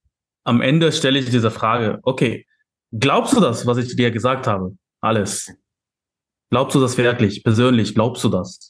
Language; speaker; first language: German; non-native, fluent; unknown